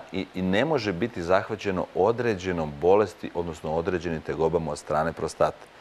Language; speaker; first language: Croatian; native; Croatian